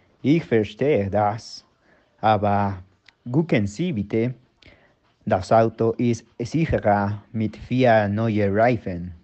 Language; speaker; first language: German; non-native, learner; Spanish